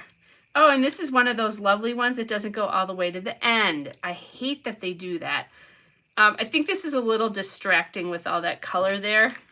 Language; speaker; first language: English; native; English